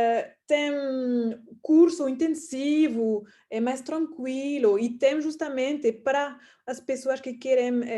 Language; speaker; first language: Portuguese; non-native, fluent; French